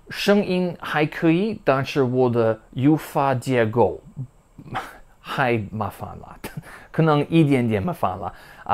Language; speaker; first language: Chinese; non-native, learner; English